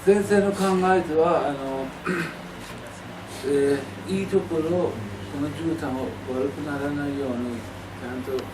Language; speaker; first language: Japanese; non-native, learner; Persian